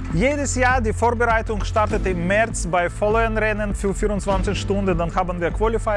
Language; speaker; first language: German; non-native, learner; Russian